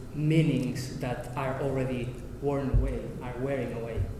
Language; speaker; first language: English; non-native, fluent; Catalan